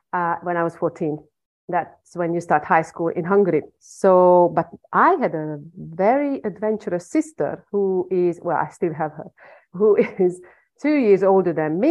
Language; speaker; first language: English; non-native, fluent; Hungarian